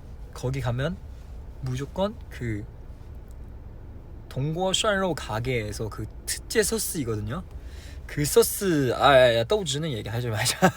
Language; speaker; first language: Korean; non-native, fluent; Chinese